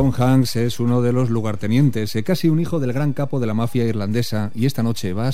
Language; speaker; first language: Spanish; native; Spanish